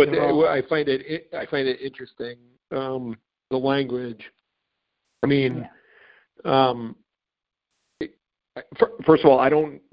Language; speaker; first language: English; native; English